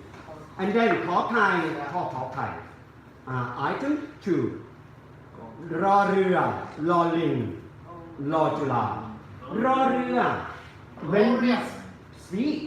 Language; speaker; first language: Thai; native; Thai